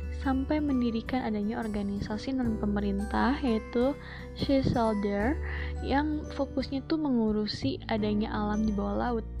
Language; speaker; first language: Indonesian; native; Indonesian